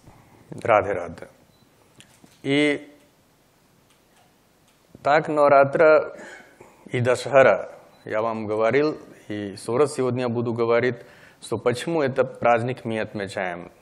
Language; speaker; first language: Russian; non-native, learner; Hindi